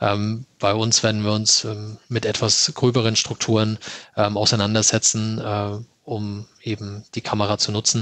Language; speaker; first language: German; native; German